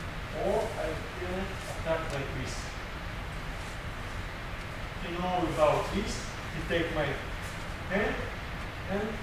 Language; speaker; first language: English; non-native, learner; Russian